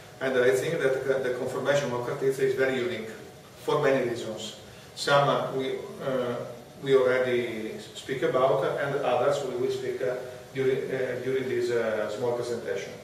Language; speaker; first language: English; non-native, fluent; Italian